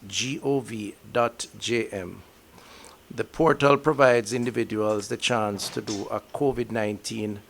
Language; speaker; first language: English; native; English